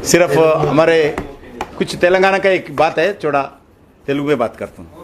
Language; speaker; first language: Hindi; non-native, local second language; Telugu